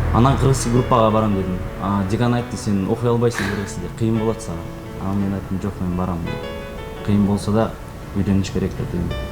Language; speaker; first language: Kyrgyz; non-native, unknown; Russian